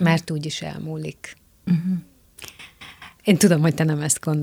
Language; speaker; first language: Hungarian; native; Hungarian